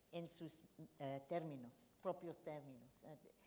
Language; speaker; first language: Spanish; non-native, fluent; English